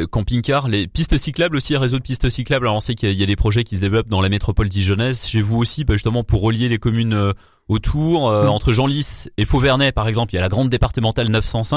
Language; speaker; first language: French; native; French